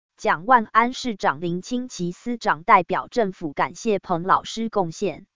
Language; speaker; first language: Chinese; native; Chinese